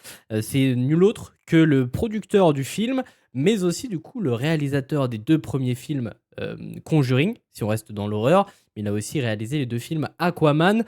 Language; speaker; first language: French; native; French